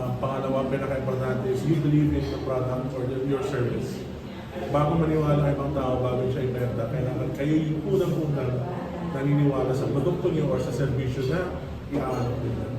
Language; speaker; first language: Filipino; native; Filipino